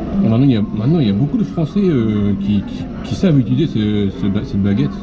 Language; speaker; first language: French; non-native, fluent; Japanese